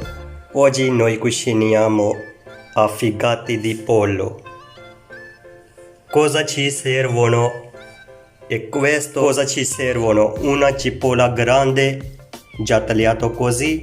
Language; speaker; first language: Italian; non-native, learner; Urdu